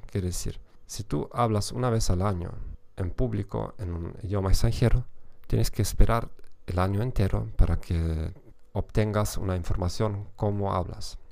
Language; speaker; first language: Spanish; non-native, fluent; German